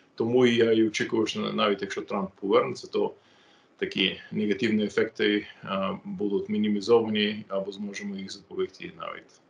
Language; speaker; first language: Ukrainian; non-native, fluent; English